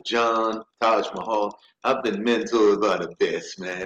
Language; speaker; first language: English; native; English